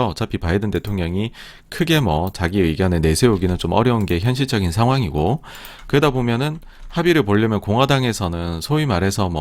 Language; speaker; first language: Korean; native; Korean